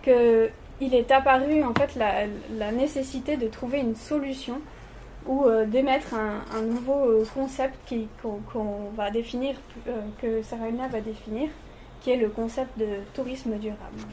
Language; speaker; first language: French; native; French